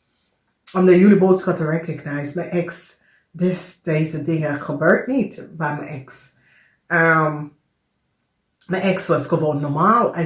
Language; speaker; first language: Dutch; non-native, learner; English